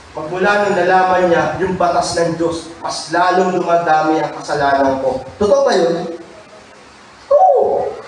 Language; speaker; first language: Filipino; native; Filipino